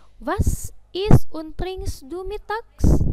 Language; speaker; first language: German; non-native, fluent; Indonesian